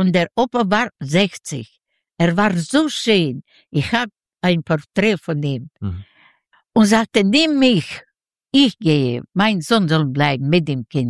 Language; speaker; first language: German; non-native, learner; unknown